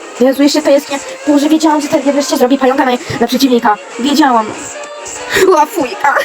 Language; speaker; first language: Polish; native; Polish